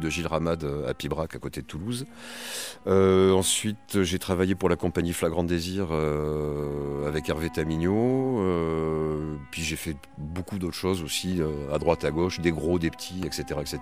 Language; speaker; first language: French; native; French